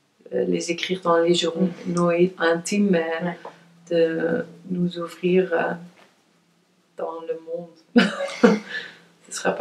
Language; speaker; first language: French; non-native, fluent; Dutch